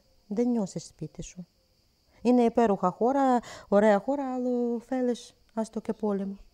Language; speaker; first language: Greek; non-native, learner; Ukrainian